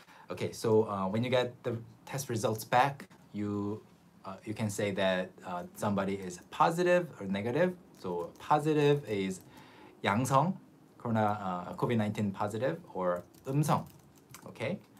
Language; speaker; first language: English; non-native, fluent; Korean